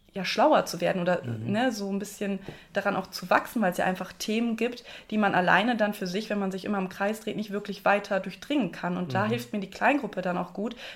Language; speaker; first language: German; native; German